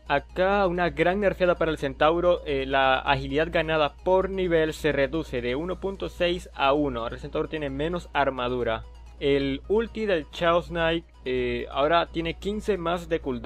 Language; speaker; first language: Spanish; native; Spanish